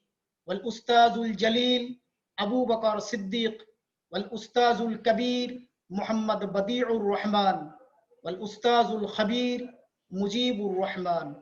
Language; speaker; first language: Arabic; non-native, fluent; Bangla